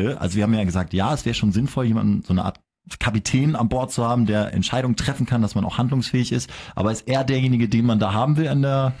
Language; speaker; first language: German; native; German